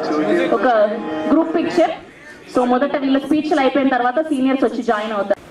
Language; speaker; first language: Telugu; native; Telugu